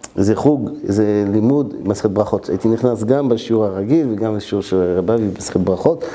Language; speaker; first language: Hebrew; early bilingual, heritage; French